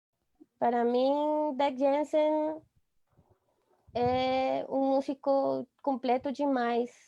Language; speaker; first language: Portuguese; non-native, fluent; Spanish